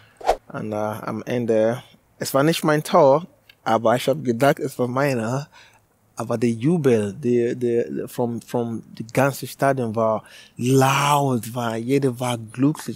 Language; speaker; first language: German; non-native, learner; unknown